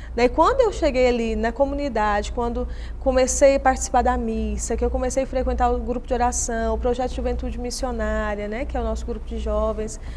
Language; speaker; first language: Portuguese; native; Portuguese